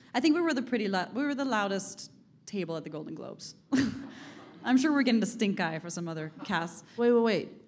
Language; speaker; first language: English; non-native, fluent; Hebrew